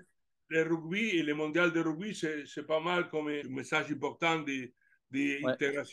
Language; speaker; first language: French; non-native, learner; Italian